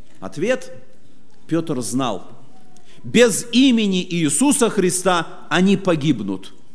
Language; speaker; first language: Russian; native; Russian